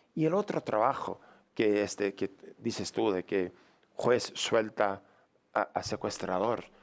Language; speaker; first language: Spanish; non-native, fluent; English